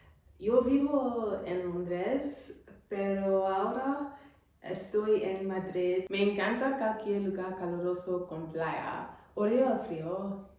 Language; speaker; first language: Spanish; non-native, learner; English